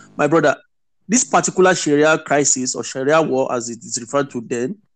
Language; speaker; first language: English; non-native, local second language; Yoruba